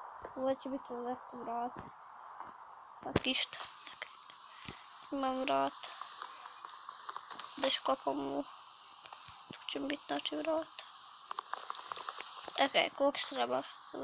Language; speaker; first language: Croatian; early bilingual, heritage; Bosnian